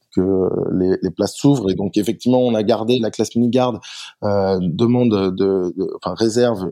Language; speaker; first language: French; native; French